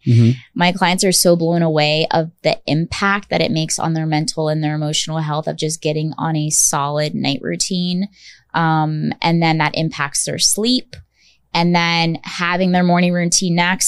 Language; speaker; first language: English; native; English